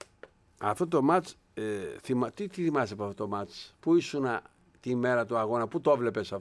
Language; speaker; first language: Greek; native; Greek